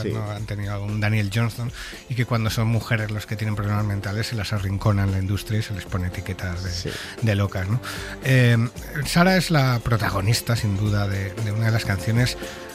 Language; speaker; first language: Spanish; native; Spanish